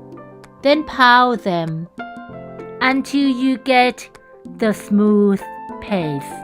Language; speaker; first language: English; non-native, fluent; Thai